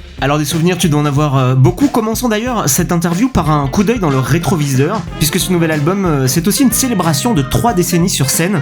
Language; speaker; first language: French; native; French